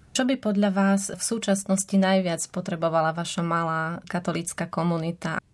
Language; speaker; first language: Slovak; native; Slovak